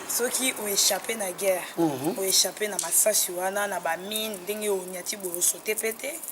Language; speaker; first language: Lingala; non-native, local second language; Swahili